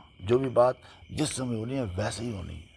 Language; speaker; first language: Hindi; native; Hindi